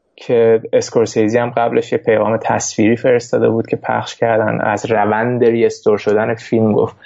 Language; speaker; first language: Persian; native; Persian